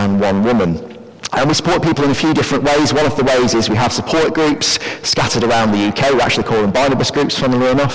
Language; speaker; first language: English; native; English